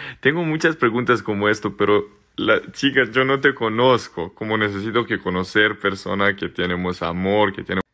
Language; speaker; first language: Spanish; non-native, learner; Serbian